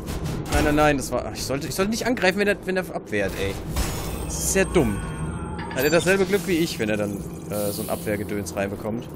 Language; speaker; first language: German; native; German